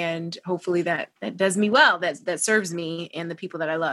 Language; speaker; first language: English; native; English